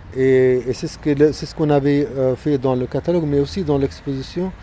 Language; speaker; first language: French; non-native, fluent; Arabic